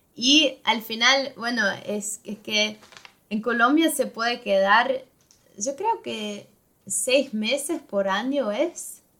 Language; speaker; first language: Spanish; non-native, fluent; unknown